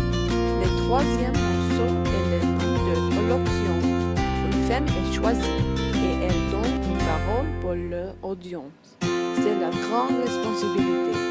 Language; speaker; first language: French; non-native, learner; English